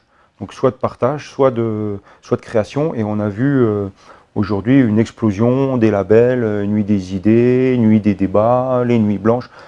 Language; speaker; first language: French; native; French